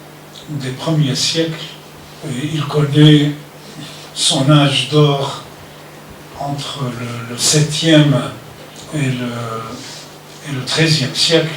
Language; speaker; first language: French; non-native, fluent; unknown